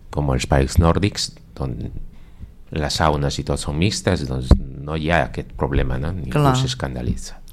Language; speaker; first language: Catalan; non-native, fluent; Spanish